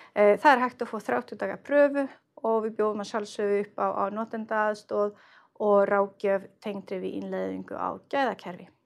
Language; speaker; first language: Icelandic; non-native, fluent; Swedish